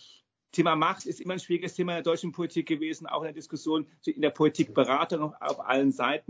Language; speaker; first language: German; native; German